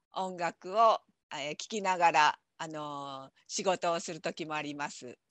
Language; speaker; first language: Japanese; native; Japanese